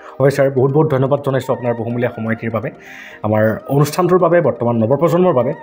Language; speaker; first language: Assamese; native; Assamese